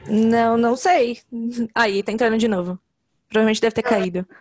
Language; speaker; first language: Portuguese; native; Portuguese